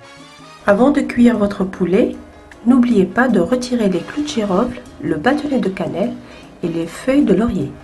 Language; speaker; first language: French; non-native, local second language; Arabic